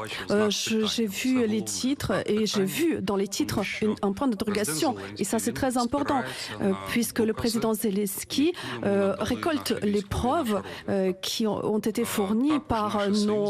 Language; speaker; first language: French; non-native, fluent; Ukrainian